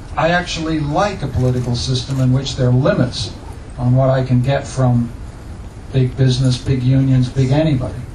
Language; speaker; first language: English; native; English